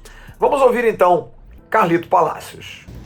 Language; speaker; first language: Portuguese; native; Portuguese